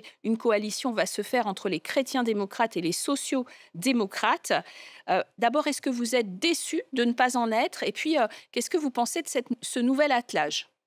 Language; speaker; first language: French; native; French